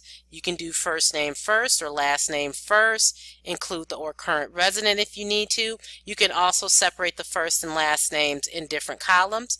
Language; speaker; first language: English; native; English